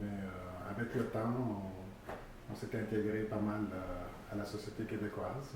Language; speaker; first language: French; early bilingual, other home language; Arabic